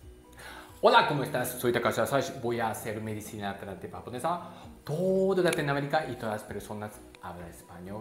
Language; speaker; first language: Spanish; non-native, learner; Japanese